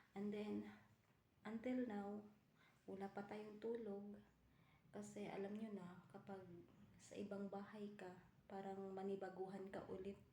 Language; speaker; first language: Filipino; non-native, local second language; Cebuano